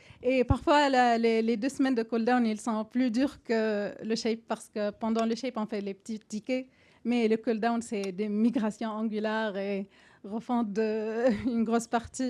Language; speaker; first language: French; non-native, fluent; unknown